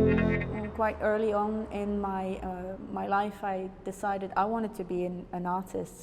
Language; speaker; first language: English; non-native, fluent; Dutch